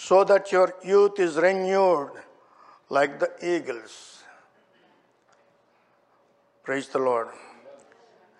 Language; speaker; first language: English; non-native, local second language; Telugu